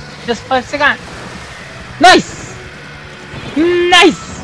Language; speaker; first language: English; non-native, learner; Japanese